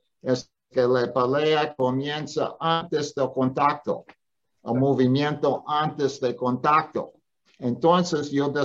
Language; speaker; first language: Spanish; non-native, fluent; English